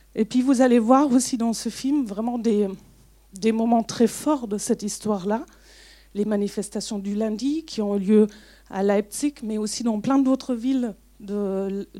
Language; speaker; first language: French; non-native, fluent; German